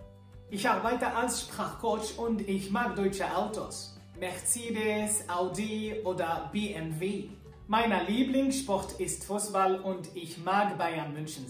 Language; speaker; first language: German; non-native, learner; Arabic